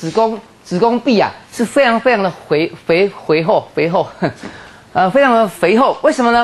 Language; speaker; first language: Chinese; native; Chinese